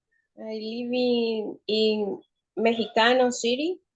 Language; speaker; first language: English; non-native, learner; Spanish